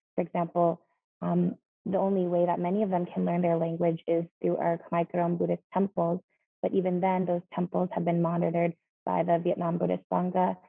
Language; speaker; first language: English; native; English